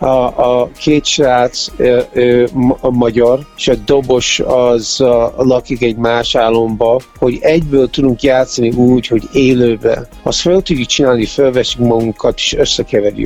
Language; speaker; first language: Hungarian; early bilingual, heritage; Hungarian